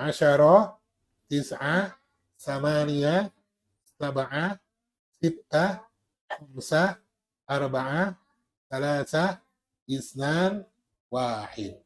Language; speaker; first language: Arabic; non-native, fluent; Indonesian